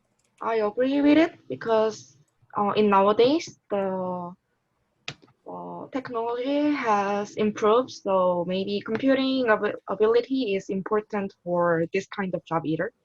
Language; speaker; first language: English; non-native, learner; Korean